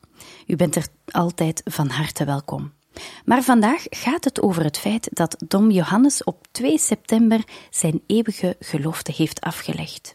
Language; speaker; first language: Dutch; native; Dutch